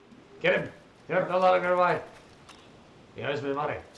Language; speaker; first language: English; native; English